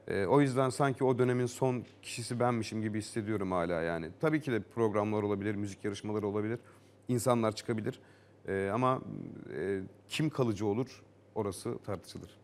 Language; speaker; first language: Turkish; native; Turkish